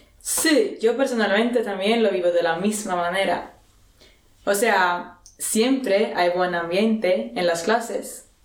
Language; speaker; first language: Spanish; non-native, fluent; Swedish